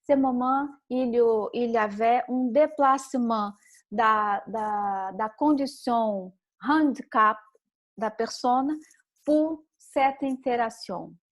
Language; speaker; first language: French; non-native, learner; Portuguese